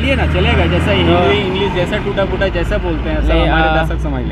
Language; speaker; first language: Hindi; native; Hindi